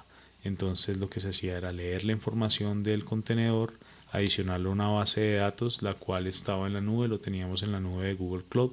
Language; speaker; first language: Spanish; native; Spanish